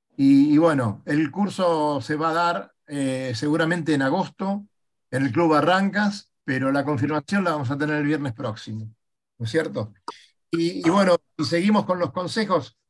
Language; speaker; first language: Spanish; native; Spanish